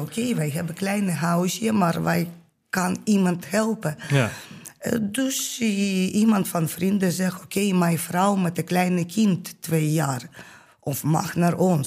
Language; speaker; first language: Dutch; non-native, learner; Ukrainian